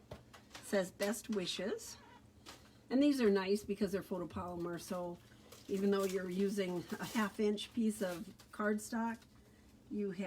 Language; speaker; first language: English; native; English